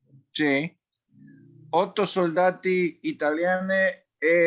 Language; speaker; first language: Italian; non-native, learner; Spanish